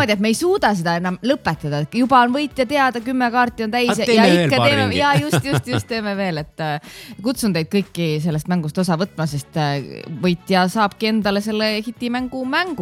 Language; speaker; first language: Estonian; native; Estonian